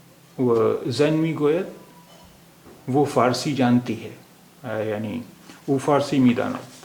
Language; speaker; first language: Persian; non-native, fluent; Urdu